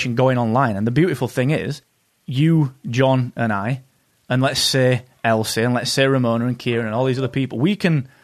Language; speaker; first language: English; native; English